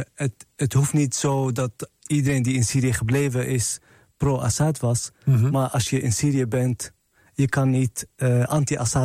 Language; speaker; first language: Dutch; non-native, fluent; Arabic